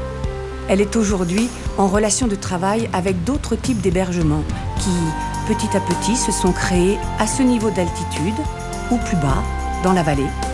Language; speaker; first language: French; native; French